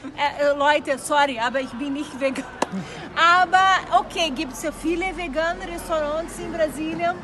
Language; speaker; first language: German; non-native, learner; Portuguese